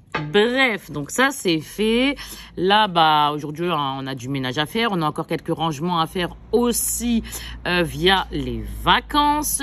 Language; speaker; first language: French; native; French